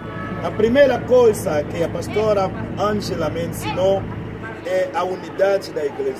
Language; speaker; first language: Portuguese; non-native, fluent; Haitian Creole